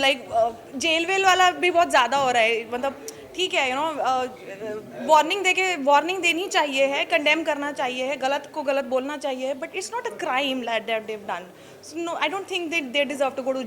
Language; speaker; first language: Hindi; native; Hindi